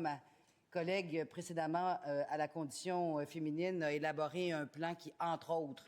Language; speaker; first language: French; native; French